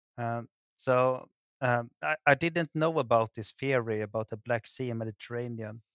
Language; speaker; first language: English; non-native, fluent; Swedish